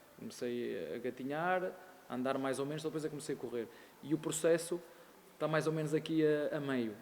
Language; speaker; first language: Portuguese; native; Portuguese